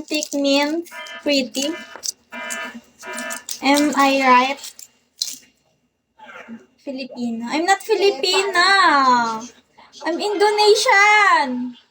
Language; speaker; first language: English; non-native, local second language; Filipino